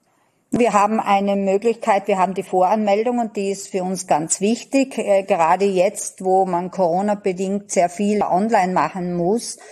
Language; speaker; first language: German; native; German